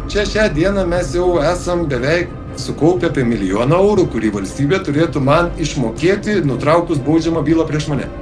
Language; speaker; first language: Lithuanian; native; Lithuanian